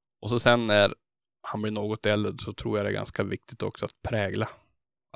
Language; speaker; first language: Swedish; native; Swedish